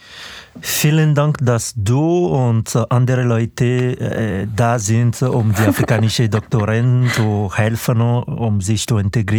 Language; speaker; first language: German; non-native, fluent; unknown